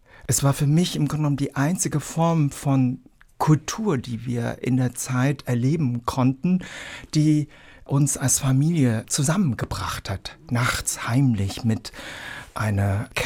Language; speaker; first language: German; early bilingual, other home language; Vietnamese